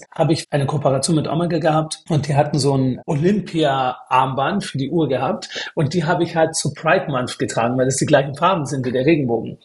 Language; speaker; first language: German; native; German